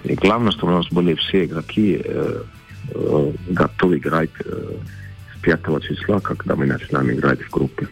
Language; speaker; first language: Russian; non-native, fluent; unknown